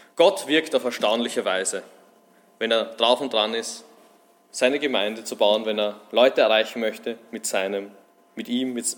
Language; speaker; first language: German; native; German